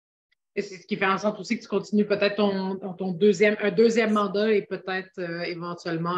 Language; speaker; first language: French; native; French